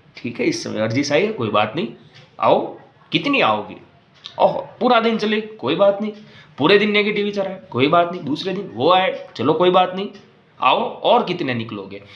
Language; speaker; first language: Hindi; non-native, local second language; Gujarati